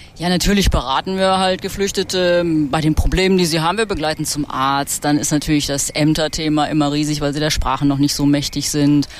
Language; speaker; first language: German; native; German